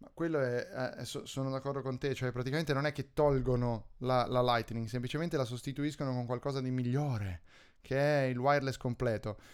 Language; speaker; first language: Italian; native; Italian